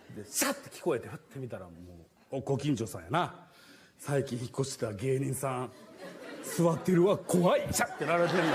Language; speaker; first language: Japanese; native; Japanese